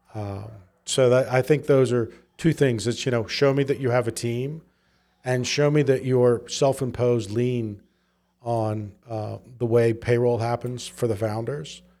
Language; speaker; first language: English; native; English